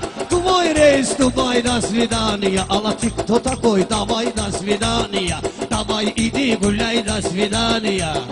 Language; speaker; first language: Russian; non-native, learner; Talysh